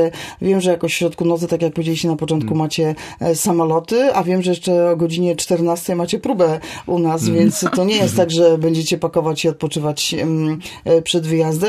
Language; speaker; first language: Polish; native; Polish